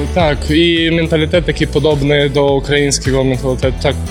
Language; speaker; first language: Polish; non-native, learner; Ukrainian